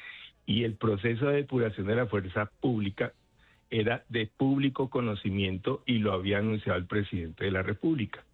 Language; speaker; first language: Spanish; native; Spanish